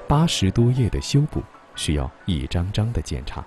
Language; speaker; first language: Chinese; native; Chinese